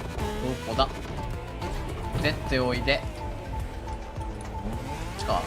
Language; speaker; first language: Japanese; native; Japanese